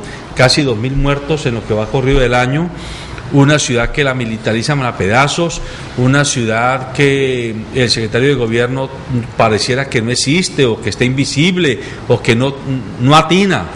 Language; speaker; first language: Spanish; native; Spanish